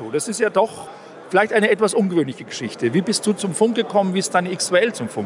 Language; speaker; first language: German; native; German